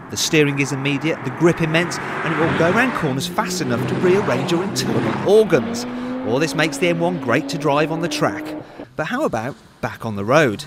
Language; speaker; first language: English; native; English